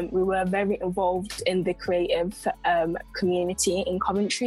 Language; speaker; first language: English; native; English